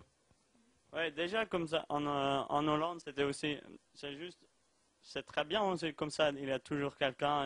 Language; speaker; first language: French; non-native, learner; Dutch